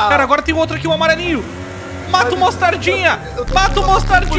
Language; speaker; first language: Portuguese; native; Portuguese